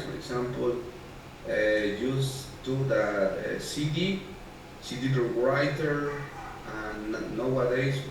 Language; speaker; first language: English; non-native, learner; Spanish